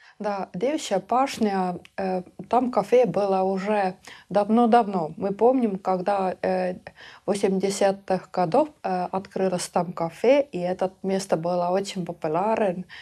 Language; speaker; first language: Russian; non-native, local second language; Estonian